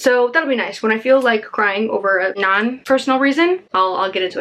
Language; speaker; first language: English; native; English